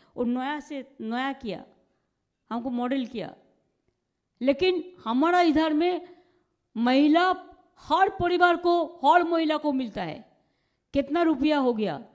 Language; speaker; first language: Hindi; non-native, local second language; Bangla